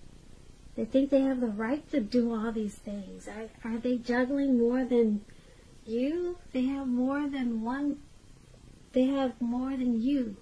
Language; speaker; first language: English; native; English